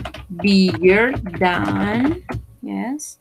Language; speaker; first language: English; non-native, fluent; Spanish